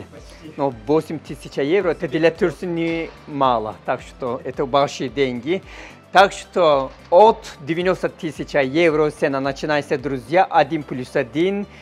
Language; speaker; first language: Russian; non-native, learner; Turkish